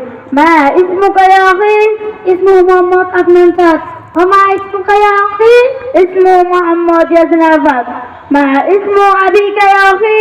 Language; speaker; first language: Arabic; non-native, learner; Bangla